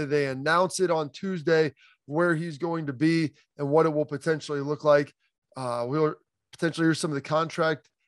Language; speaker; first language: English; native; English